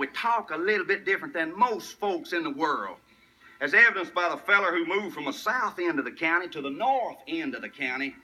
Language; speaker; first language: English; native; English